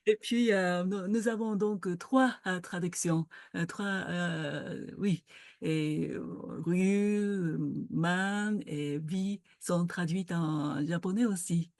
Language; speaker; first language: French; non-native, fluent; Japanese